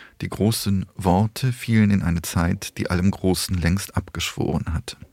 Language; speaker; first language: German; early bilingual, other home language; Polish